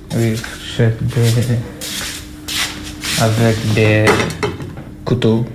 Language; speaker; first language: French; non-native, learner; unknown